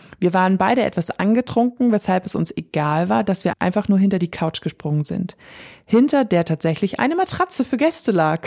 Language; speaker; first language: German; native; German